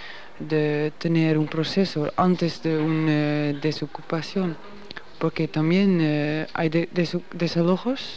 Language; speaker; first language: Spanish; non-native, learner; Dutch